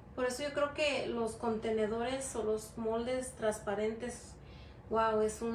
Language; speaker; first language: Spanish; early bilingual, heritage; Spanish